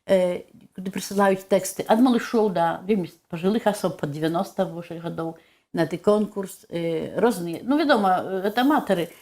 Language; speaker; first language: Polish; non-native, local second language; Belarusian